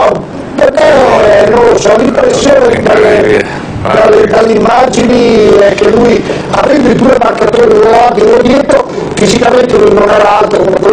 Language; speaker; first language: Italian; native; Italian